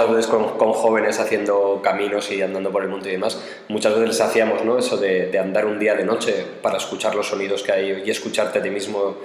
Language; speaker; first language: Spanish; native; Spanish